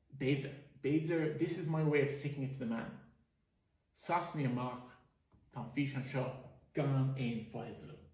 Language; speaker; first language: Irish; native; Irish